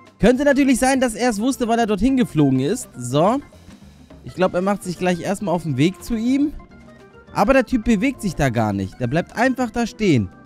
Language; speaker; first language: German; early bilingual, other home language; Albanian